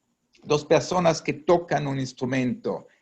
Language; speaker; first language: Spanish; non-native, fluent; Italian